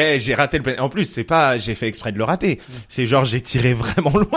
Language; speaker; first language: French; native; French